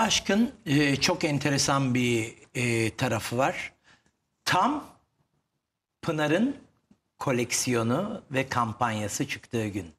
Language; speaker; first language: Turkish; native; Turkish